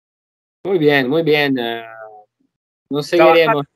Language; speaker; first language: Spanish; non-native, learner; Italian